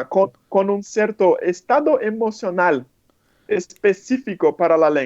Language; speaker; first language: Spanish; non-native, fluent; Portuguese